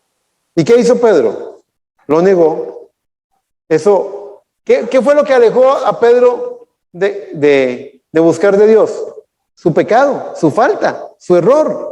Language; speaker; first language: Spanish; native; Spanish